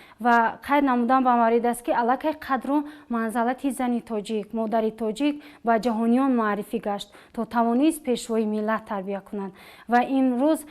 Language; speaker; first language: Tajik; native; Tajik